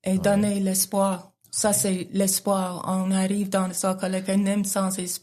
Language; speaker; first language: French; non-native, local second language; English